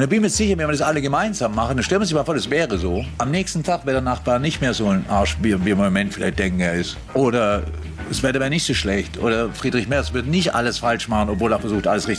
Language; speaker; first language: German; native; German